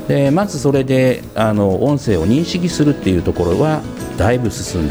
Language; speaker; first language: Japanese; native; Japanese